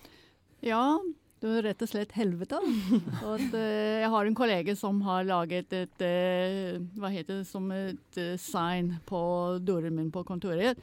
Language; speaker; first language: Norwegian; non-native, fluent; English